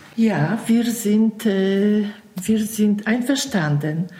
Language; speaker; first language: German; non-native, learner; Polish